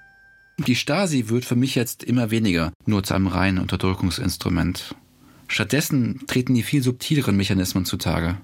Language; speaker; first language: German; native; German